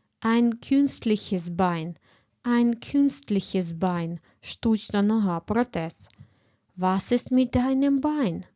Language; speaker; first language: German; non-native, fluent; Ukrainian